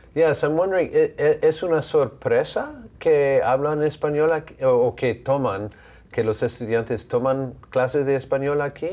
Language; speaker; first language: Spanish; non-native, fluent; English